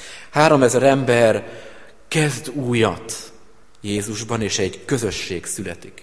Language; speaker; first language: Hungarian; native; Hungarian